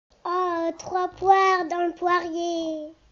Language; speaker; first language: French; native; French